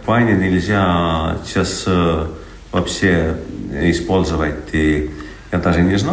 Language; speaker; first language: Russian; non-native, local second language; Estonian